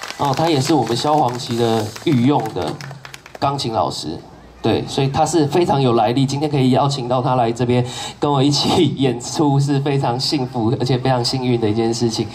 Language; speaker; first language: Chinese; native; Chinese